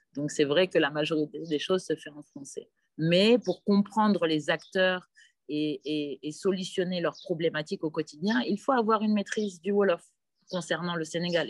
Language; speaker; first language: French; non-native, local second language; Wolof